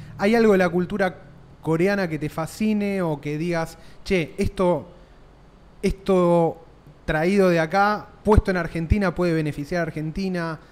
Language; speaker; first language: Spanish; native; Spanish